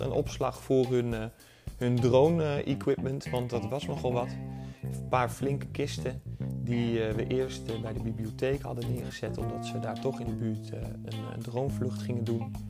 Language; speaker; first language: Dutch; native; Dutch